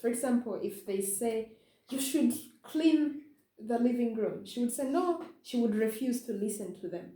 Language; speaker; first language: English; non-native, fluent; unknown